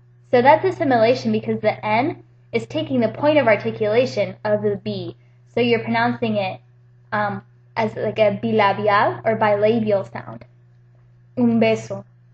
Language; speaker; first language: English; native; English